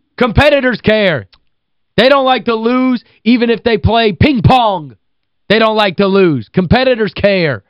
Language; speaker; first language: English; native; English